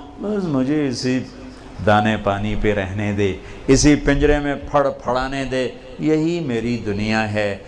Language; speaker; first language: Urdu; non-native, local second language; Punjabi